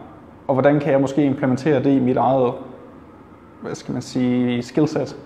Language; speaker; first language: Danish; native; Danish